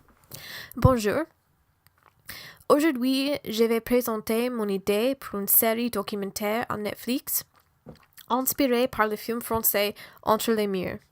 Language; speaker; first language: French; non-native, learner; English